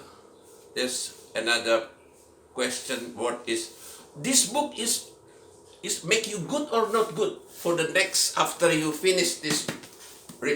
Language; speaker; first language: English; non-native, learner; Indonesian